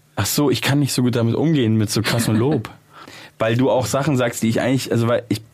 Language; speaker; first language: German; native; German